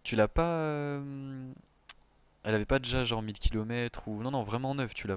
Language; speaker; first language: French; native; French